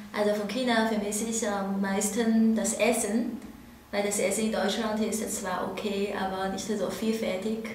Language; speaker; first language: German; non-native, learner; Chinese